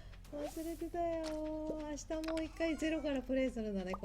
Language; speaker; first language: Japanese; native; Japanese